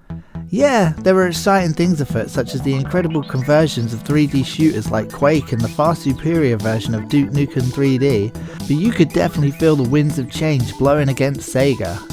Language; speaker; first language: English; native; English